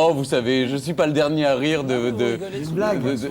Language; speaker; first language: French; native; French